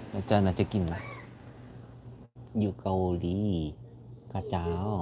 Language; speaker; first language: Thai; non-native, learner; Korean